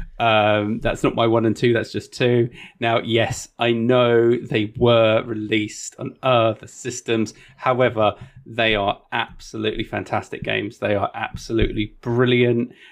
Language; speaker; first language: English; native; English